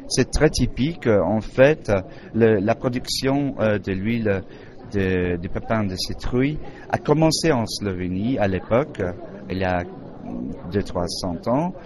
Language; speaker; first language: French; non-native, fluent; Slovenian